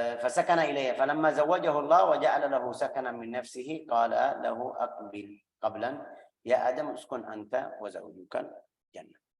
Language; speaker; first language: Indonesian; non-native, fluent; Arabic